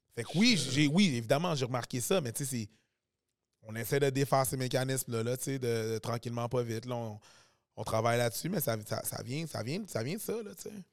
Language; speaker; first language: French; native; French